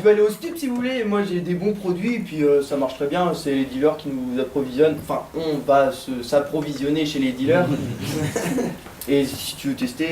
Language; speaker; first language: French; native; French